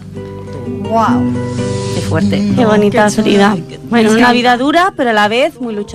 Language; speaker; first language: Spanish; native; Spanish